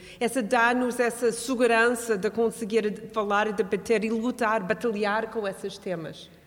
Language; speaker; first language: Portuguese; non-native, fluent; English